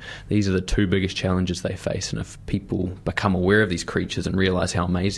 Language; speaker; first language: English; native; English